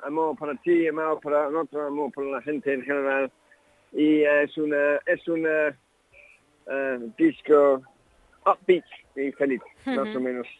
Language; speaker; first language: Spanish; non-native, learner; English